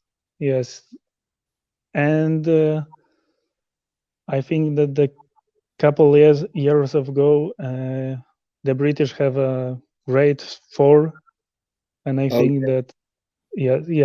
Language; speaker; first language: English; non-native, learner; Polish